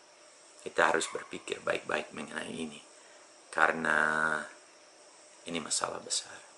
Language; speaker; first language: Indonesian; non-native, fluent; English